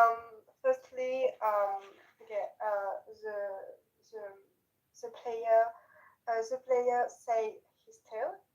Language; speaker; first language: English; non-native, learner; French